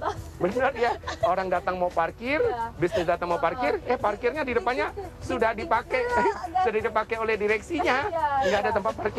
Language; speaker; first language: Indonesian; native; Indonesian